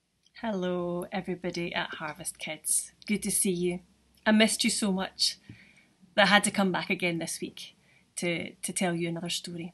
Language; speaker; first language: English; native; English